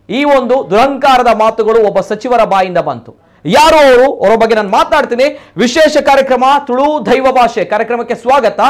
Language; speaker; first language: Kannada; non-native, local second language; Tulu